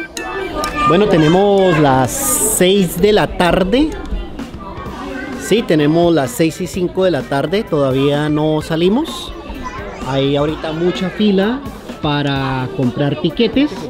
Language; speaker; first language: Spanish; native; Spanish